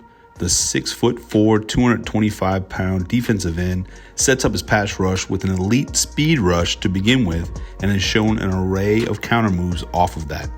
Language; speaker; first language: English; native; English